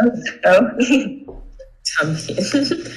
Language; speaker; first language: Spanish; non-native, learner; English